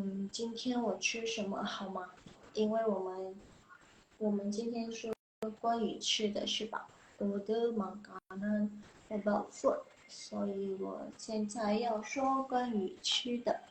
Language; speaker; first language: Chinese; non-native, fluent; Indonesian